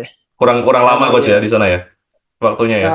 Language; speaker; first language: Indonesian; native; Indonesian